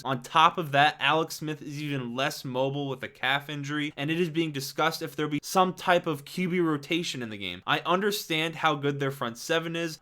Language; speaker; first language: English; native; English